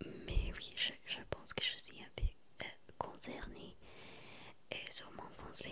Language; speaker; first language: French; non-native, learner; Spanish